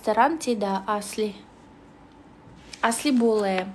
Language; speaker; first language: Indonesian; non-native, learner; Russian